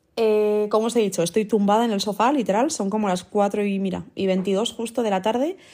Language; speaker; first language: Spanish; early bilingual, other home language; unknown